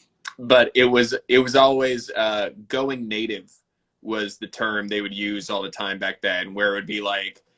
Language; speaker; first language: English; native; English